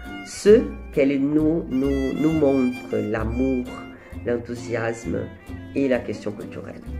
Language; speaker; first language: French; non-native, fluent; Portuguese